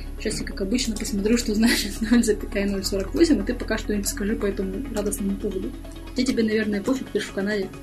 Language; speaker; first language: Russian; native; Russian